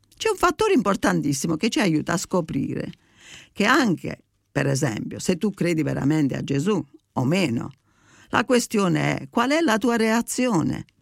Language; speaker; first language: Italian; early bilingual, heritage; Italian